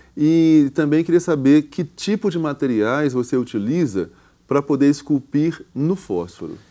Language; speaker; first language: Portuguese; native; Portuguese